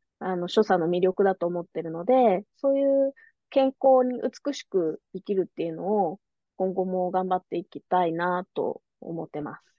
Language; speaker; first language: Japanese; native; Japanese